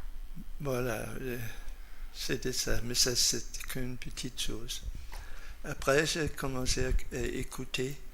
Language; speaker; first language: French; non-native, fluent; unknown